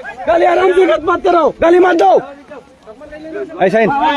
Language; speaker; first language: Hindi; non-native, learner; Bangla